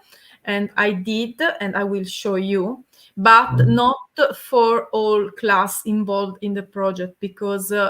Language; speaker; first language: English; non-native, learner; Italian